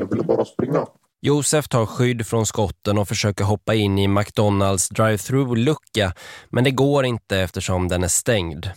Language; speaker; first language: Swedish; native; Swedish